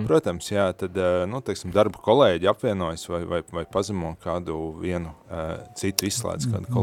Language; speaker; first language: Latvian; native; Latvian